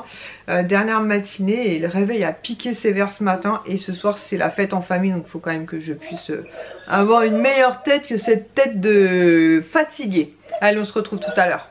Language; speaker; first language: French; native; French